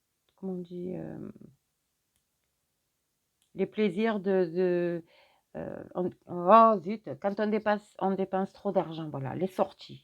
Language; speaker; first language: French; native; French